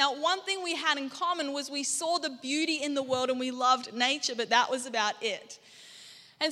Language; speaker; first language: English; native; English